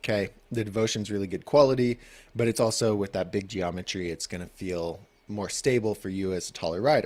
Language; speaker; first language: English; native; English